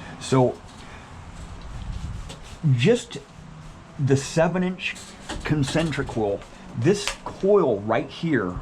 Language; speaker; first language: English; native; English